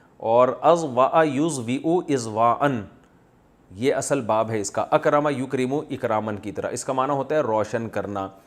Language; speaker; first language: Urdu; native; Urdu